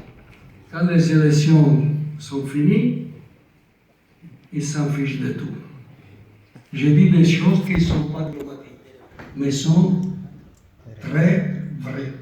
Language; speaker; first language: French; non-native, local second language; Italian